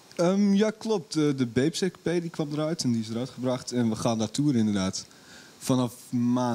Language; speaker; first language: Dutch; native; Dutch